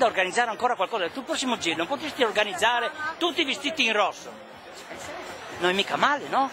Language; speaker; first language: Italian; native; Italian